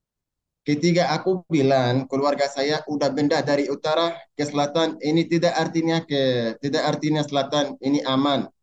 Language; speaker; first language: Indonesian; non-native, learner; Arabic